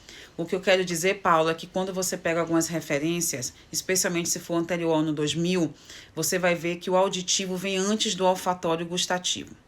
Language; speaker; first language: Portuguese; native; Portuguese